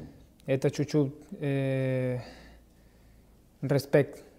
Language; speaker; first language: Russian; non-native, learner; Portuguese